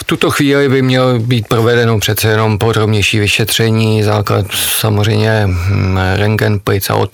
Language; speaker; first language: Czech; native; Czech